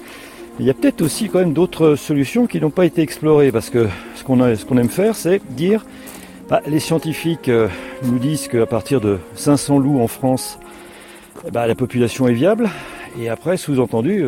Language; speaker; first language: French; native; French